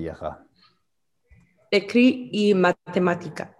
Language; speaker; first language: French; non-native, learner; English